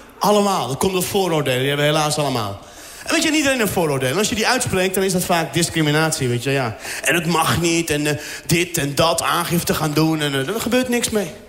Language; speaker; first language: Dutch; early bilingual, other home language; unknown